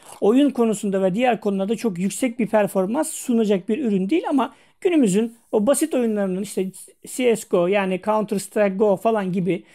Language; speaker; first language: Turkish; native; Turkish